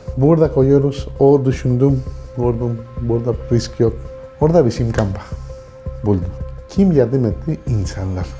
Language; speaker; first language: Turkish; non-native, learner; Spanish